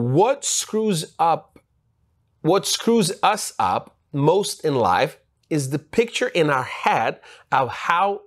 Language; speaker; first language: English; non-native, fluent; Ukrainian